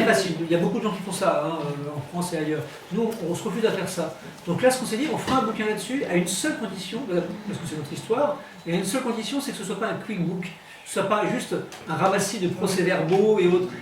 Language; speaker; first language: French; native; French